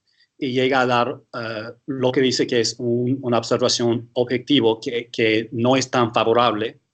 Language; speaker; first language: Spanish; early bilingual, heritage; English